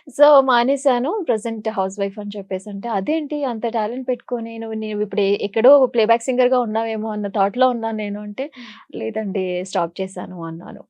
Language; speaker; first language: Telugu; native; Telugu